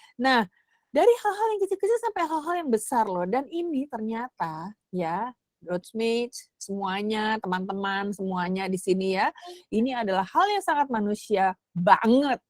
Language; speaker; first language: Indonesian; native; Indonesian